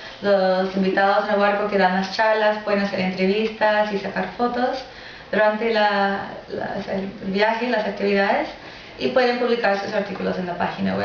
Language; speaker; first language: Spanish; non-native, fluent; English